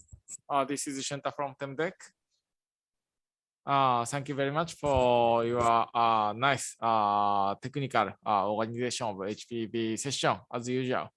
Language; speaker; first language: English; non-native, learner; Japanese